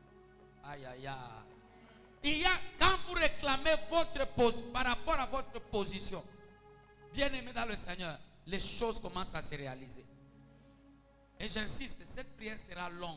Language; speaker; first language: French; non-native, local second language; Swahili